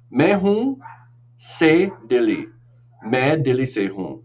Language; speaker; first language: Hindi; non-native, learner; English